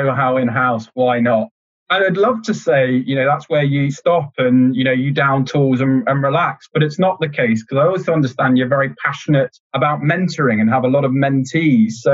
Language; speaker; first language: English; native; English